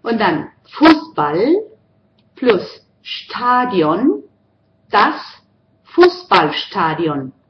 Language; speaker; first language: German; non-native, fluent; Spanish